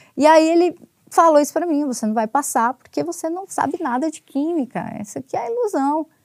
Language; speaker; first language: Portuguese; native; Portuguese